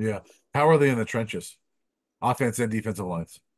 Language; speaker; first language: English; native; English